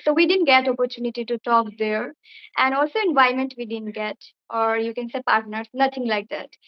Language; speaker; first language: English; non-native, fluent; Bangla